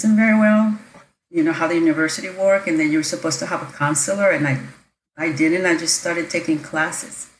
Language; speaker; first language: English; non-native, fluent; Spanish